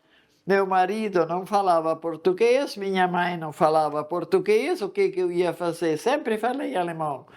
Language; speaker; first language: Portuguese; non-native, local second language; German